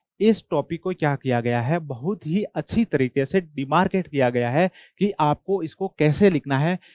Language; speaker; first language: Hindi; non-native, local second language; Marwari